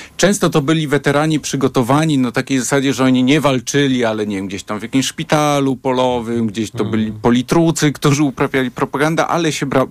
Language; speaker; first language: Polish; native; Polish